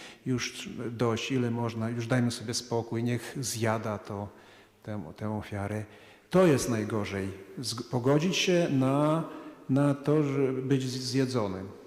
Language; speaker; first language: Polish; non-native, fluent; Ukrainian